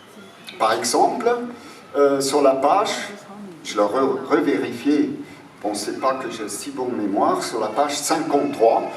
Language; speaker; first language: French; non-native, fluent; German